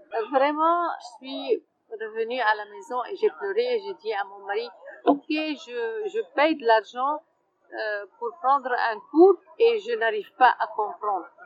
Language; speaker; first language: French; non-native, fluent; Arabic